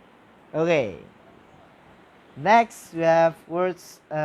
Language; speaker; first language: English; non-native, learner; Indonesian